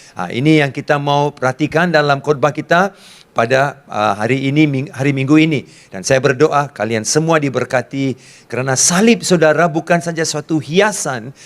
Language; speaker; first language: Malay; non-native, local second language; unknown